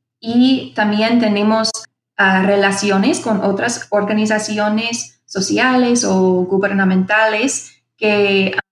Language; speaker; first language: Spanish; non-native, fluent; English